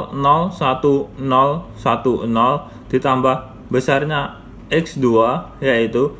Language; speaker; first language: Indonesian; native; Indonesian